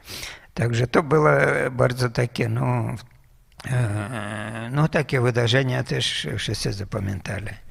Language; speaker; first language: Polish; non-native, fluent; Russian